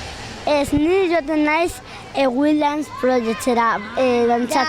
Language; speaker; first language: Basque; non-native, local second language; Spanish